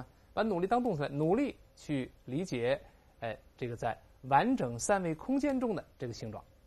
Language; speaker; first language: Chinese; native; Chinese